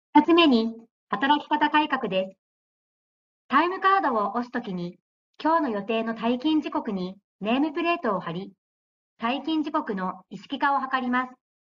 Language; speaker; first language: Japanese; native; Japanese